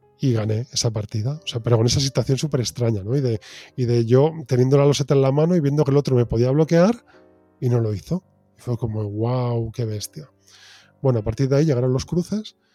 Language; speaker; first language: Spanish; native; Spanish